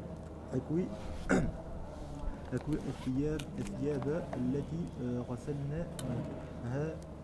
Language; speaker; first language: Arabic; non-native, learner; French